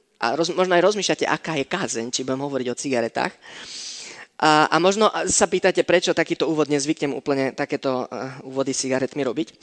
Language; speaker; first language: Slovak; non-native, fluent; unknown